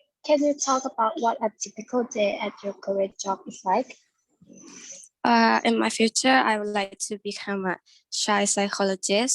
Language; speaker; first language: English; non-native, learner; Thai